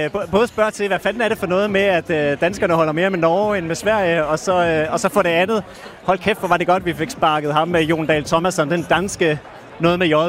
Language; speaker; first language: Danish; native; Danish